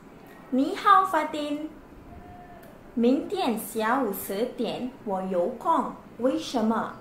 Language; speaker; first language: Chinese; non-native, learner; Malay